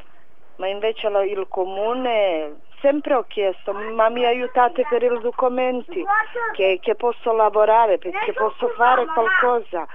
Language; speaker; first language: Italian; non-native, fluent; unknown